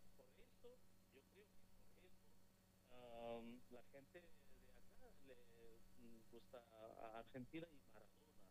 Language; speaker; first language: Spanish; non-native, learner; Bangla